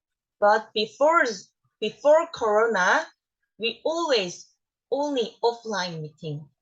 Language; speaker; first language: English; non-native, learner; Korean